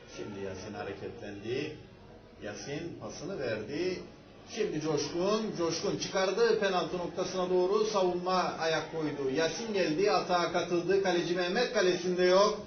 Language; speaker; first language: Turkish; native; Turkish